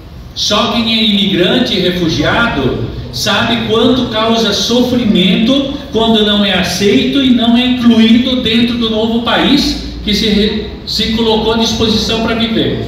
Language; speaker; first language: Portuguese; non-native, fluent; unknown